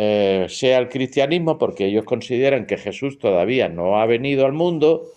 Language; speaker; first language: Spanish; native; Spanish